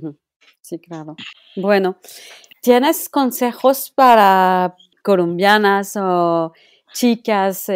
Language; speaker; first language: Spanish; non-native, local second language; French